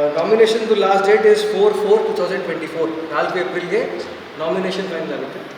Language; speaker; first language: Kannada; non-native, fluent; Odia